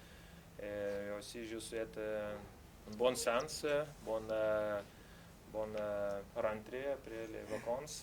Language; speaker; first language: French; non-native, fluent; Lithuanian